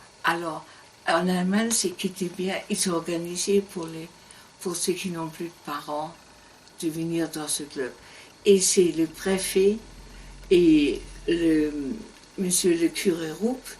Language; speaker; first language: French; non-native, learner; German